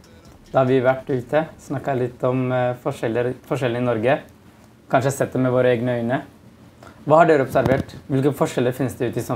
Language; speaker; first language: Norwegian; native; Norwegian